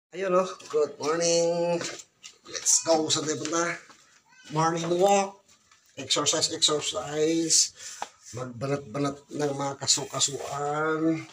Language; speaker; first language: Filipino; native; Filipino